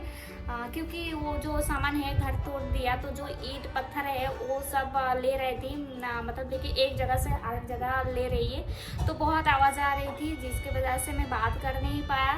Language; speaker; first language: Hindi; non-native, local second language; Bangla